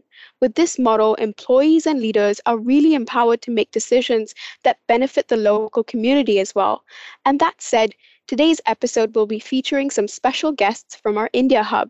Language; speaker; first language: English; non-native, local second language; Cantonese